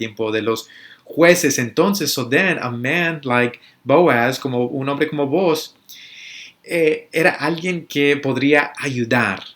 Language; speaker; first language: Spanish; early bilingual, other home language; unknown